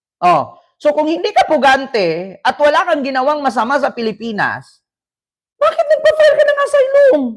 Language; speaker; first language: Filipino; native; Filipino